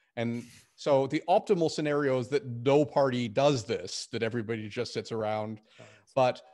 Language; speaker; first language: English; native; English